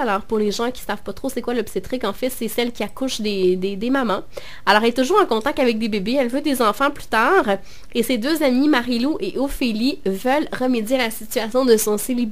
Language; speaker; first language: French; native; French